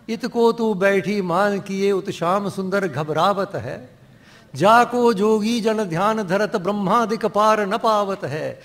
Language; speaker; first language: Hindi; non-native, local second language; Dogri